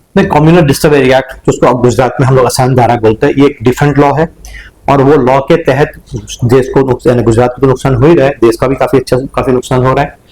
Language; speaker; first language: Hindi; non-native, local second language; Gujarati